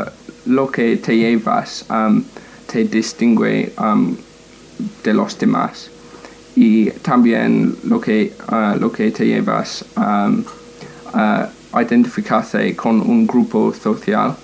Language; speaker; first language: Spanish; non-native, learner; English